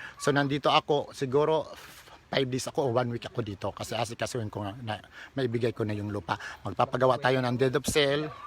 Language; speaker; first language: Filipino; non-native, local second language; Bikol